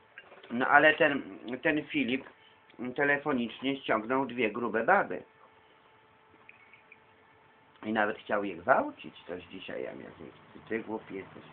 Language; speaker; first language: Polish; native; Polish